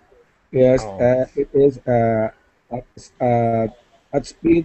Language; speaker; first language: English; non-native, learner; Spanish